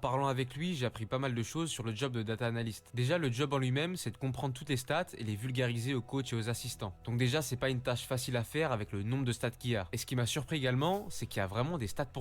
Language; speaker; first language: French; native; French